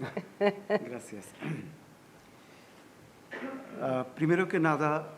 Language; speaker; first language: Spanish; non-native, fluent; Bangla